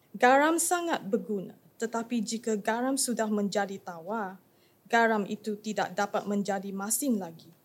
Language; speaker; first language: English; non-native, local second language; Chinese